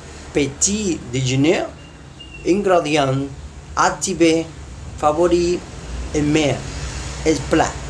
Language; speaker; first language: French; non-native, learner; Spanish